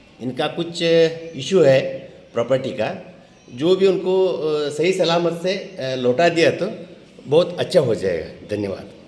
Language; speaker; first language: Hindi; non-native, local second language; Kannada